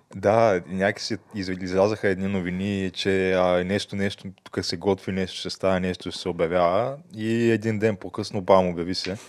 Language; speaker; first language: Bulgarian; native; Bulgarian